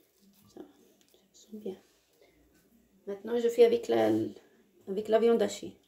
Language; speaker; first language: French; non-native, learner; Arabic